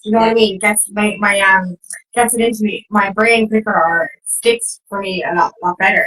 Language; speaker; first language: English; native; English